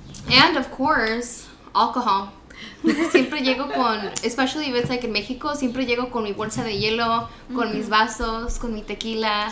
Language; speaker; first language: Spanish; early bilingual, heritage; Spanish